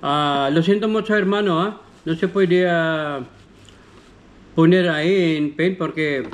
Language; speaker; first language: Spanish; non-native, learner; Filipino